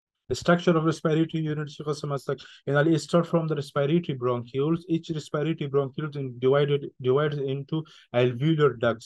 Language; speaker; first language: English; non-native, fluent; Persian